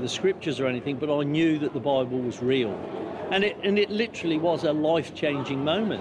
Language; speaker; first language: English; native; English